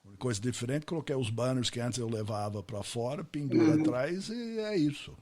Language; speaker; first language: Portuguese; non-native, fluent; English